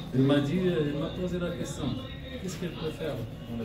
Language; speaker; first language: French; non-native, local second language; Arabic